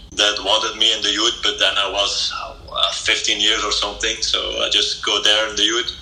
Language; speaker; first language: English; non-native, fluent; Dutch